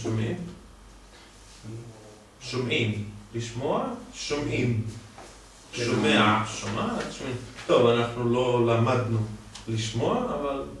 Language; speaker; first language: Hebrew; non-native, fluent; Serbian